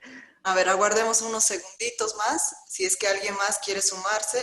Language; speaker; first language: Spanish; native; Spanish